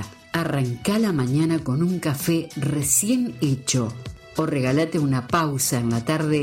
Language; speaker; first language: Spanish; native; Spanish